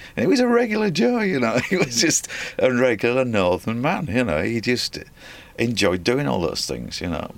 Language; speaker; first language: English; native; English